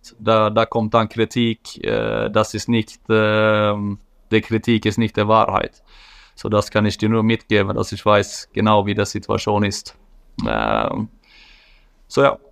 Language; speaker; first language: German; non-native, fluent; Swedish